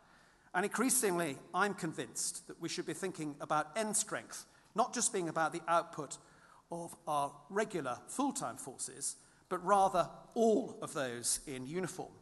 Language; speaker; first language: English; native; English